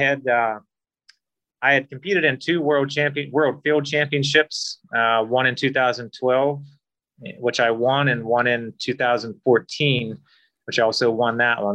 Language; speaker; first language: English; native; English